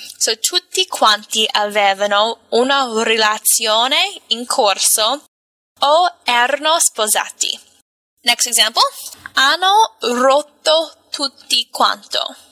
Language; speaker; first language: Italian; non-native, fluent; English